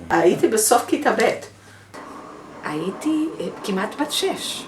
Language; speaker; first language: Hebrew; early bilingual, other home language; English